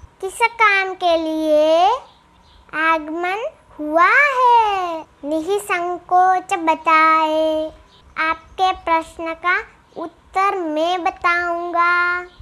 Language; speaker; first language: Hindi; non-native, local second language; Gujarati